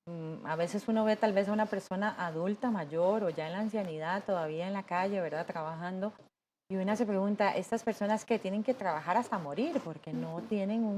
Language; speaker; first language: Spanish; native; Spanish